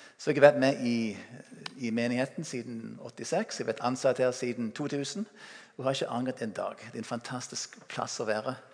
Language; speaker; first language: Norwegian; non-native, fluent; English